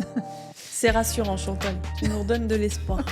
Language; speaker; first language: French; native; French